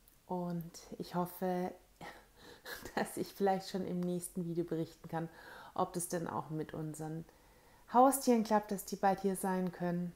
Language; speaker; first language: German; native; German